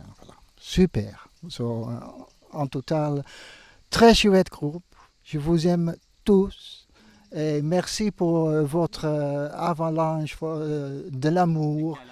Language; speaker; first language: French; non-native, fluent; Dutch